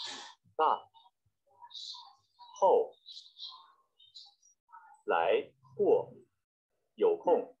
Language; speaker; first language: Chinese; non-native, learner; Vietnamese